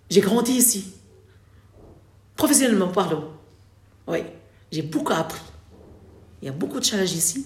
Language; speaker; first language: French; non-native, local second language; Arabic